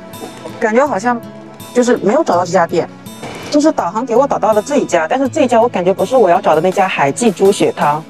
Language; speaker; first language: Chinese; native; Chinese